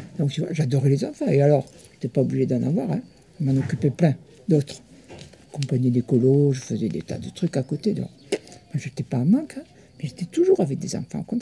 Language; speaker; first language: French; early bilingual, other home language; Italian